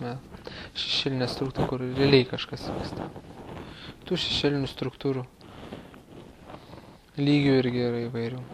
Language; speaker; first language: Lithuanian; native; Lithuanian